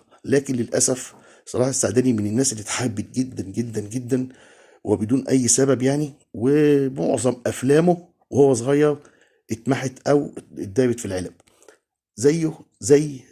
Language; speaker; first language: Arabic; native; Arabic